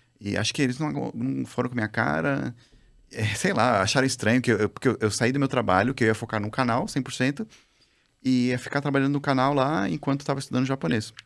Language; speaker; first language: Portuguese; native; Portuguese